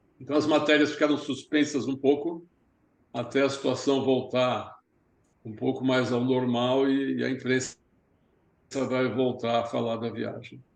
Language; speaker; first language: Portuguese; early bilingual, other home language; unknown